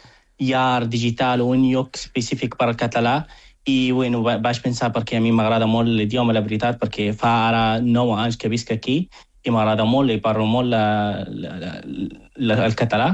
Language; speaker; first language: Catalan; non-native, fluent; Arabic